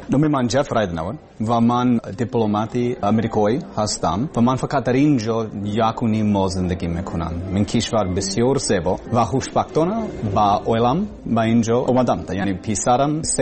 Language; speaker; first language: Persian; non-native, learner; English